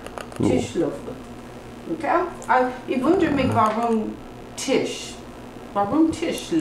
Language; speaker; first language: German; non-native, learner; English